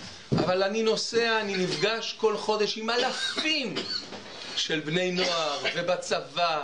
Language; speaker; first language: Hebrew; non-native, fluent; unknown